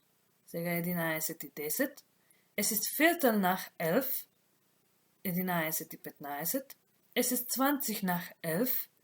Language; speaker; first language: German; non-native, fluent; Macedonian